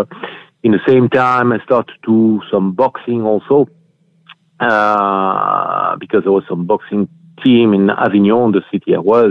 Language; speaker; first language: English; non-native, fluent; French